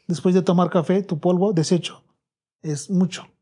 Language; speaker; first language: Spanish; non-native, learner; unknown